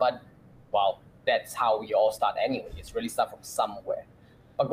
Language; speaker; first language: English; non-native, local second language; Chinese